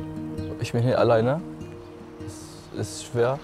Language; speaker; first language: German; non-native, learner; Arabic